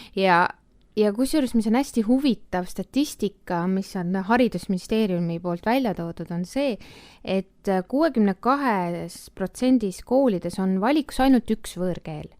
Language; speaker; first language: Estonian; native; Estonian